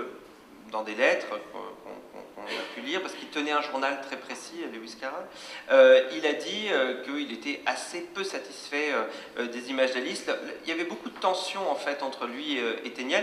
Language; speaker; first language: French; native; French